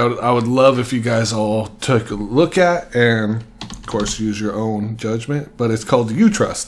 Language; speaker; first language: English; native; English